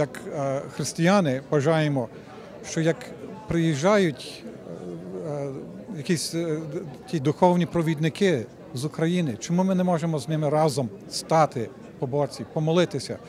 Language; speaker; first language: Ukrainian; early bilingual, heritage; Ukrainian